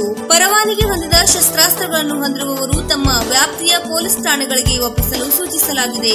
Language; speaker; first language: Kannada; native; Kannada